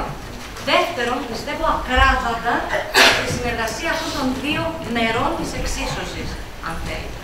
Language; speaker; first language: Greek; native; Greek